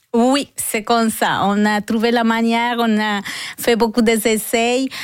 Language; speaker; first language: French; non-native, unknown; Spanish